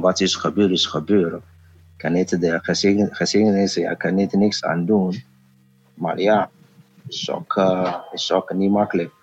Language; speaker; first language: Dutch; non-native, fluent; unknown